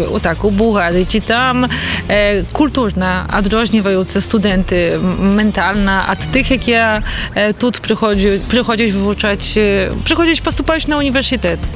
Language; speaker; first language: Polish; non-native, learner; Belarusian